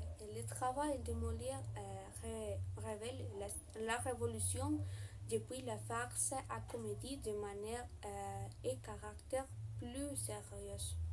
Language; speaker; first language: French; non-native, learner; Spanish